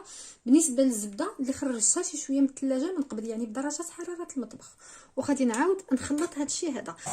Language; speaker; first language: Arabic; native; Arabic